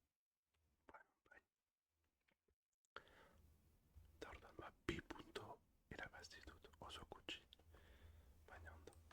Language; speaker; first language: Basque; non-native, learner; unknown